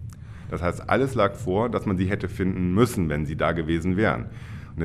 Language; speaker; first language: German; native; German